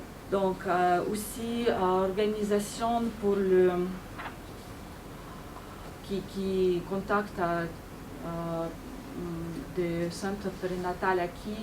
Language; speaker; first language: French; non-native, fluent; Ukrainian